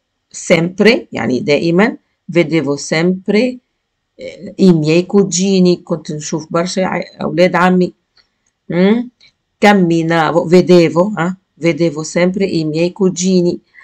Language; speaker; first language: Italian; non-native, fluent; Arabic